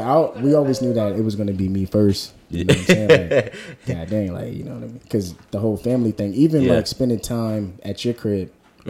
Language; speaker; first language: English; native; English